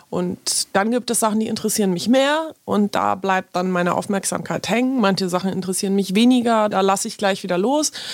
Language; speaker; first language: German; early bilingual, other home language; Polish